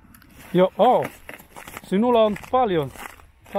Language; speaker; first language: Finnish; non-native, learner; Spanish